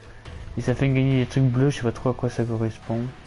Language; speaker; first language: French; native; French